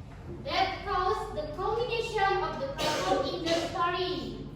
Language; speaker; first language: English; non-native, learner; Indonesian